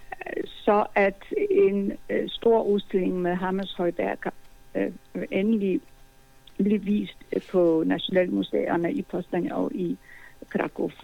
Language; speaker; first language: Danish; non-native, fluent; Polish